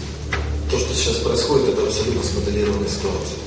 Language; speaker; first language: Russian; native; Russian